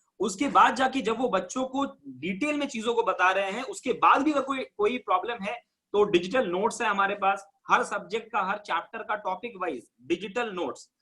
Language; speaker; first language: Hindi; native; Hindi